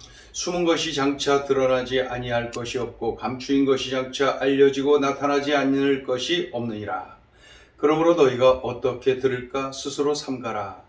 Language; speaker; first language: Korean; native; Korean